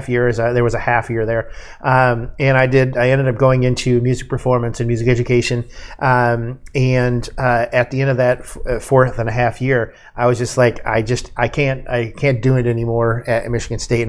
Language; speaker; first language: English; native; English